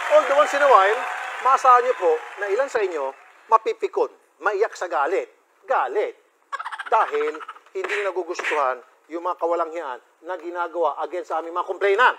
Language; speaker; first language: Filipino; native; Filipino